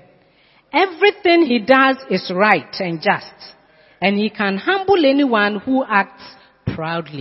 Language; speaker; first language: English; non-native, local second language; Akan